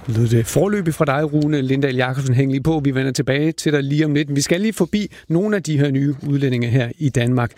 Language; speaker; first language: Danish; native; Danish